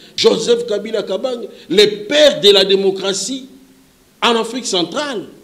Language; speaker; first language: French; non-native, local second language; Lingala